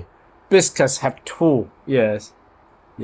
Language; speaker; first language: English; non-native, learner; Cantonese